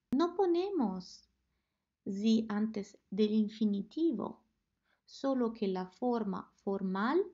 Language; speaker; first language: Spanish; non-native, fluent; Italian